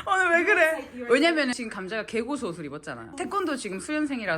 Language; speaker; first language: Korean; native; Korean